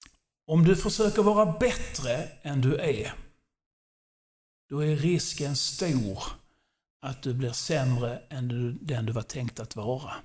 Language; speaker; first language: Swedish; non-native, fluent; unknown